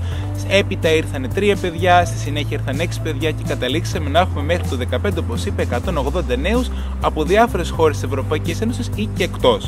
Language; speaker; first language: Greek; native; Greek